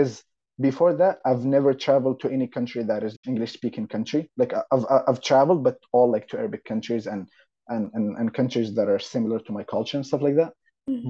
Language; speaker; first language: English; non-native, fluent; Arabic